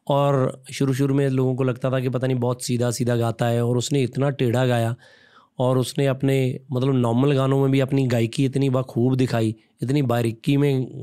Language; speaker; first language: Hindi; non-native, local second language; Punjabi